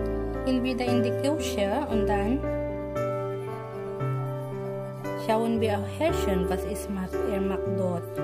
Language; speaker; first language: German; non-native, learner; Filipino